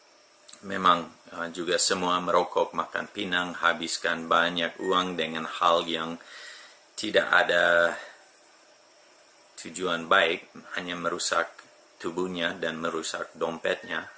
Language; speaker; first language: Indonesian; non-native, fluent; English